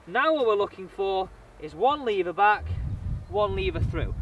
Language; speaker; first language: English; native; English